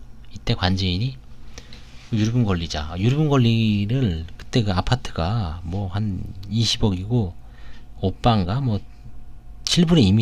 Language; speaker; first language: Korean; native; Korean